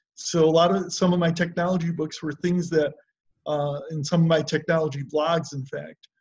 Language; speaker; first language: English; native; English